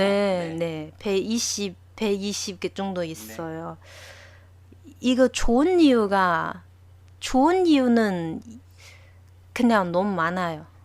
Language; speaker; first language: Korean; non-native, learner; Chinese